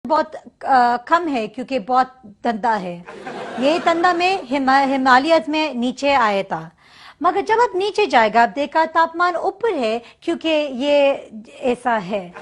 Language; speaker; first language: Hindi; non-native, learner; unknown